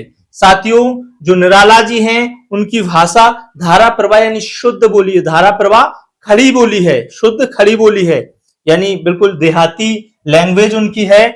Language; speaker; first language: Hindi; native; Hindi